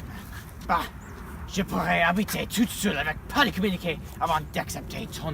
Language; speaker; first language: French; non-native, learner; English